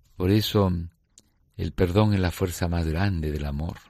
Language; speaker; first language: Spanish; native; Spanish